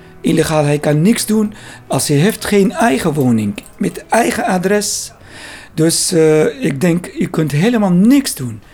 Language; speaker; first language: Dutch; non-native, learner; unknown